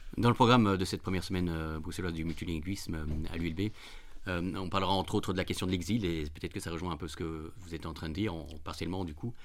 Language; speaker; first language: French; native; French